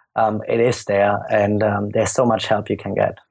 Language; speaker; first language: English; non-native, fluent; German